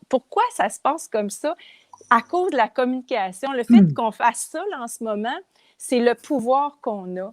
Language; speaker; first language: French; native; French